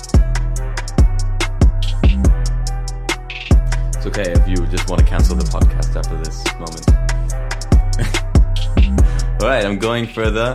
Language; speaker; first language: English; non-native, fluent; Spanish